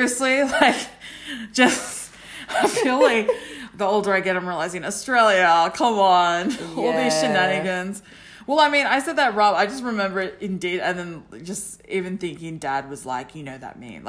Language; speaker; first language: English; native; English